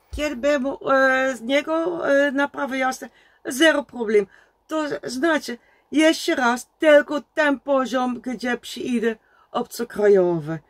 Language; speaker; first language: Polish; non-native, learner; Dutch